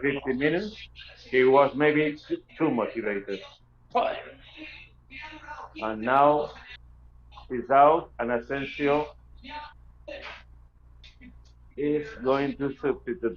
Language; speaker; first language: English; non-native, fluent; Spanish